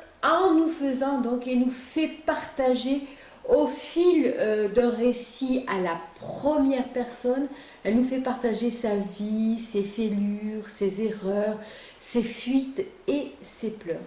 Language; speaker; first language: French; native; French